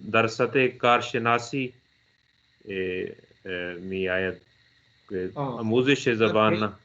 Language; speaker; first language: Persian; non-native, learner; Urdu